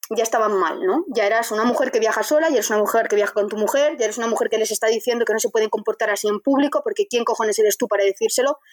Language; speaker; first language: Spanish; native; Spanish